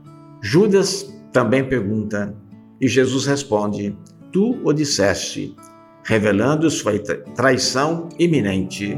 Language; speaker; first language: Portuguese; native; Portuguese